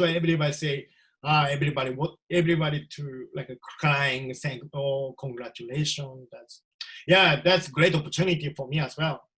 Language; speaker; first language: English; non-native, learner; Japanese